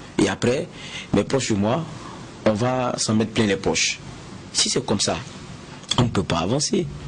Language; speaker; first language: French; native; French